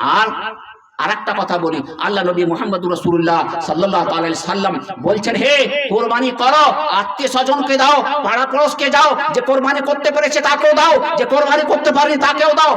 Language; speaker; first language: Bangla; non-native, local second language; Urdu